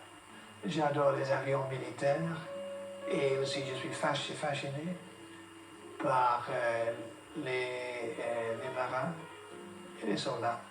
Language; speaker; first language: French; non-native, fluent; English